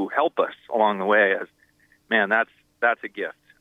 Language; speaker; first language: English; native; English